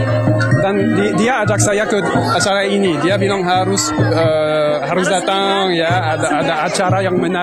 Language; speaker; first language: Indonesian; non-native, fluent; French